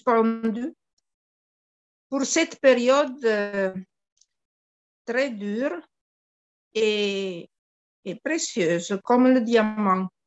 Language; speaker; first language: French; non-native, fluent; Italian